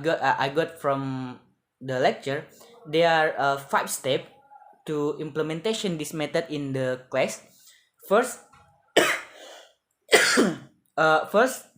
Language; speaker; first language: English; non-native, learner; Indonesian